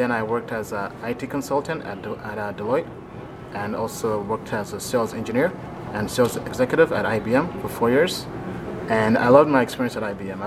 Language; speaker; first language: English; native; English